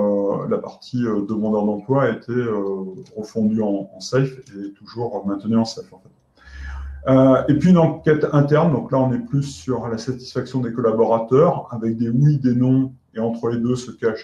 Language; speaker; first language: French; native; French